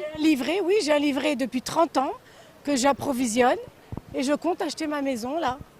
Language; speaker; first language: French; native; French